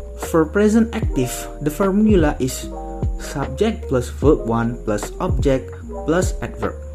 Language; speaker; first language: English; non-native, learner; Indonesian